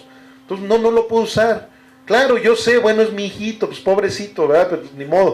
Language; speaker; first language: Spanish; native; Spanish